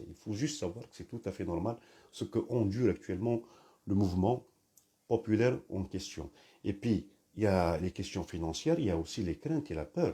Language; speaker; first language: French; non-native, local second language; Kabyle